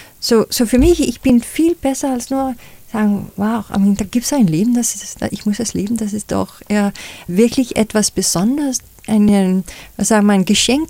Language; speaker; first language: German; non-native, fluent; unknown